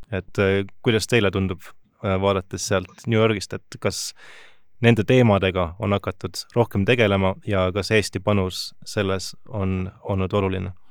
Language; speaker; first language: Estonian; native; Estonian